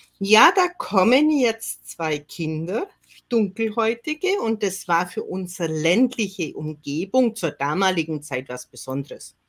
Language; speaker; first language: German; native; German